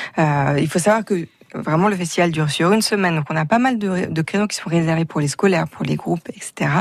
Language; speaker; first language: French; native; French